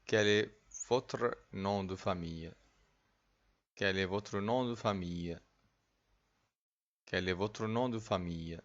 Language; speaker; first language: French; non-native, fluent; Arabic